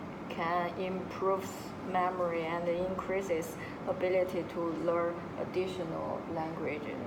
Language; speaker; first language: English; non-native, local second language; Chinese